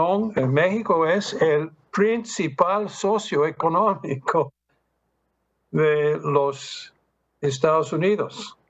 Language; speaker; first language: Spanish; non-native, fluent; English